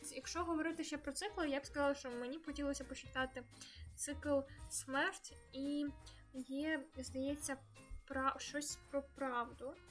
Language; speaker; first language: Ukrainian; native; Ukrainian